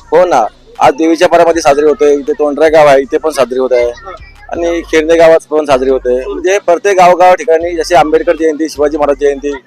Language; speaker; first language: Marathi; non-native, local second language; Lambadi